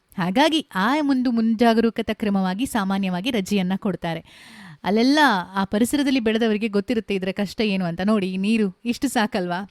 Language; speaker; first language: Kannada; native; Kannada